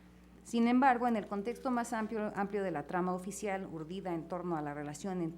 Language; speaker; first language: Spanish; native; Spanish